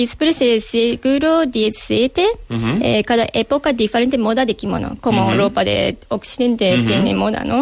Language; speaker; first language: Spanish; non-native, learner; Japanese